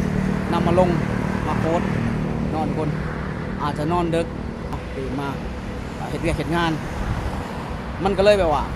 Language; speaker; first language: Thai; non-native, local second language; Northeastern Thai